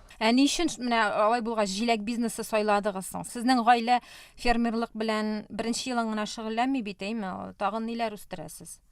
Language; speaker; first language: Tatar; native; Tatar